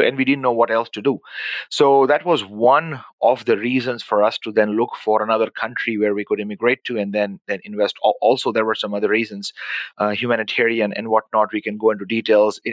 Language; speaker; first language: English; non-native, local second language; Urdu